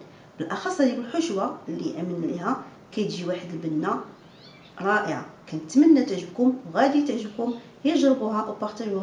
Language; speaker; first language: Arabic; native; Arabic